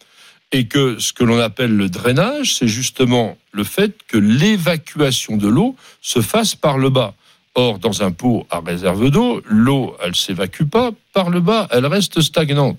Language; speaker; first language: French; native; French